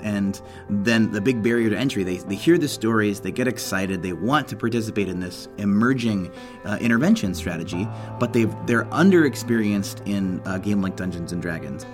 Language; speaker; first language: English; native; English